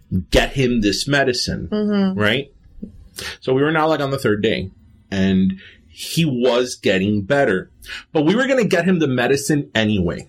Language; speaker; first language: English; early bilingual, other home language; Spanish